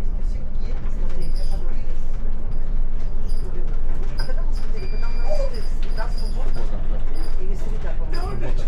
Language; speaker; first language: Russian; native; Russian